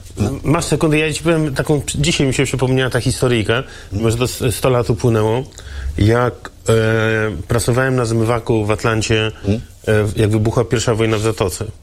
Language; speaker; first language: Polish; native; Polish